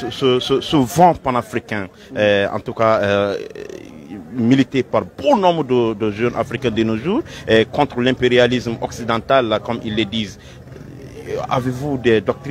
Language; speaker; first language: French; non-native, local second language; Bambara